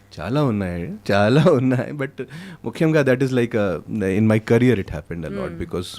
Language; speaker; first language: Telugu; non-native, fluent; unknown